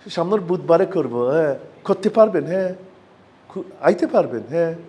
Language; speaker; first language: Bangla; non-native, learner; English